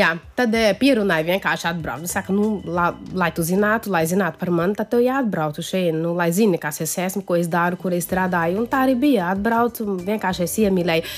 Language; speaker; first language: Latvian; non-native, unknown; Portuguese